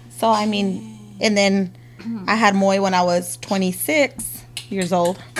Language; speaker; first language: English; native; English